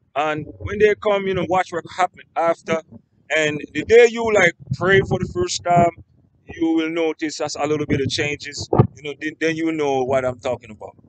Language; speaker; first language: English; native; English